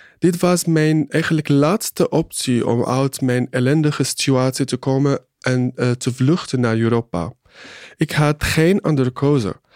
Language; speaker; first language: Dutch; non-native, fluent; Arabic